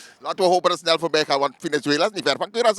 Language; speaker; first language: Dutch; native; Dutch